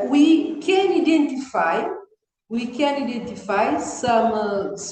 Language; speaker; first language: English; non-native, learner; Kabuverdianu